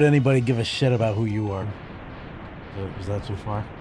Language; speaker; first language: English; native; English